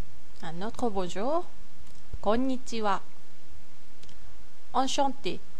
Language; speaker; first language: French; non-native, fluent; Japanese